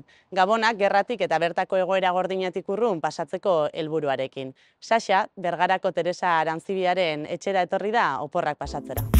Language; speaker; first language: Basque; native; Basque